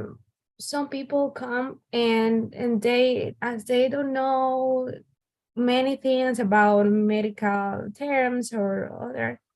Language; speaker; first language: English; non-native, learner; Spanish